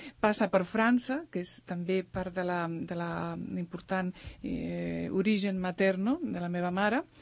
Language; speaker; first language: Catalan; early bilingual, other home language; Spanish